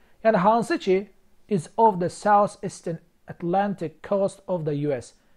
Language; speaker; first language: English; non-native, fluent; Azerbaijani